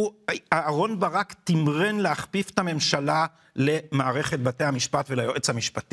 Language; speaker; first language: Hebrew; native; Hebrew